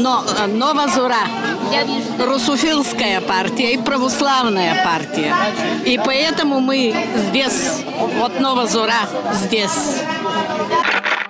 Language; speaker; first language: Russian; non-native, learner; Bulgarian